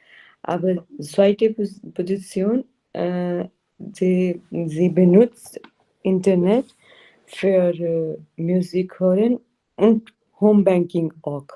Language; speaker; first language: German; non-native, learner; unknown